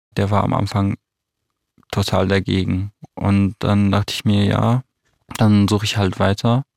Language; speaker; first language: German; non-native, fluent; Arabic